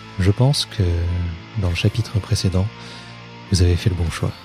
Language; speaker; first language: French; native; French